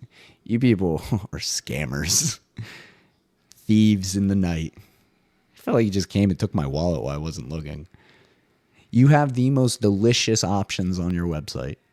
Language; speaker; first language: English; native; English